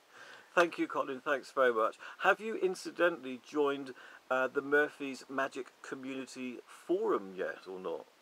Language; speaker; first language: English; native; English